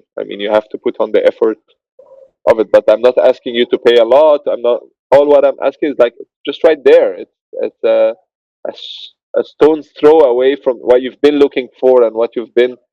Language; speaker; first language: English; non-native, fluent; Arabic